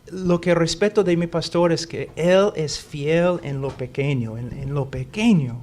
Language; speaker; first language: Spanish; non-native, fluent; English